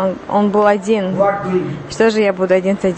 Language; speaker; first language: Russian; non-native, learner; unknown